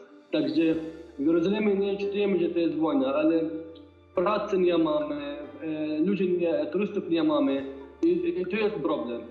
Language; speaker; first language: Polish; non-native, fluent; Arabic